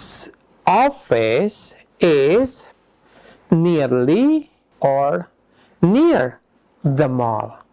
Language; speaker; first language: English; non-native, fluent; Indonesian